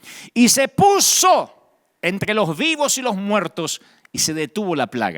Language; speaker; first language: Spanish; native; Spanish